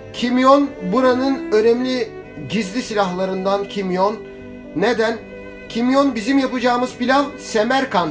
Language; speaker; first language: Turkish; native; Turkish